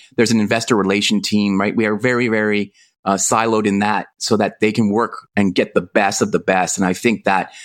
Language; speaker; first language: English; native; English